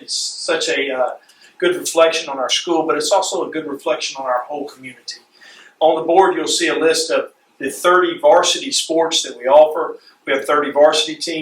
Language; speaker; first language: English; native; English